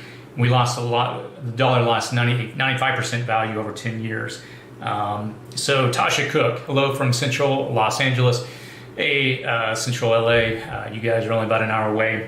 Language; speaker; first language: English; native; English